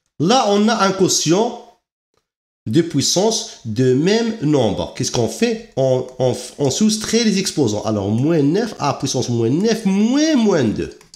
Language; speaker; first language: French; non-native, local second language; Arabic